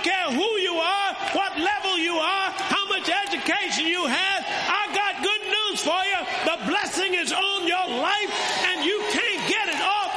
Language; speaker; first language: English; native; English